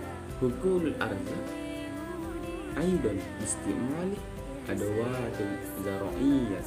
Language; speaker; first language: Arabic; non-native, learner; Indonesian